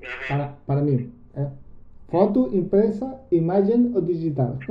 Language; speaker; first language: Portuguese; non-native, learner; Spanish